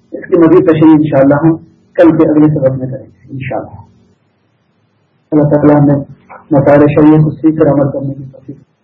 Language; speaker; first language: Urdu; native; Urdu